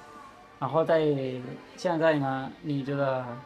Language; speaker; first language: Chinese; non-native, learner; Spanish